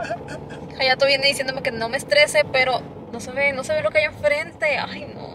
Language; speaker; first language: Spanish; native; Spanish